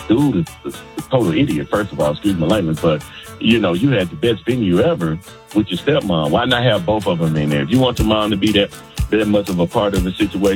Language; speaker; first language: English; native; English